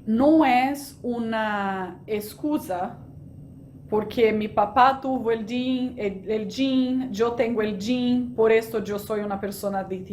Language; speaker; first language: Spanish; non-native, fluent; Portuguese